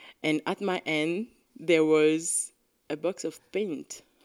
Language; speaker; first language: English; non-native, local second language; Morisyen